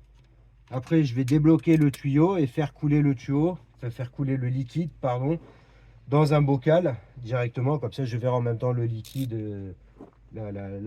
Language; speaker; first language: French; native; French